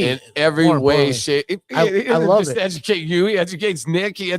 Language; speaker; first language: English; native; English